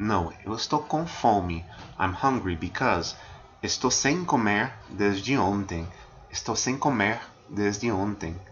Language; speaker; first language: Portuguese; non-native, fluent; English